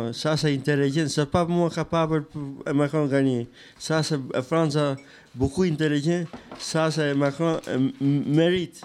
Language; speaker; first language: French; non-native, learner; Albanian